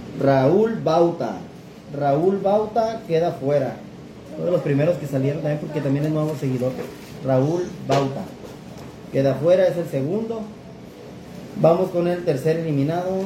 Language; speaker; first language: Spanish; native; Spanish